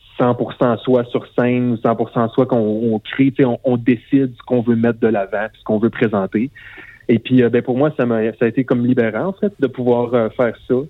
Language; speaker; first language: French; native; French